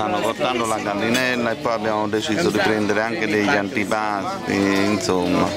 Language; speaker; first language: Italian; native; Italian